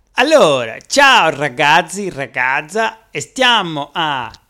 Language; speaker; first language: Italian; non-native, learner; Portuguese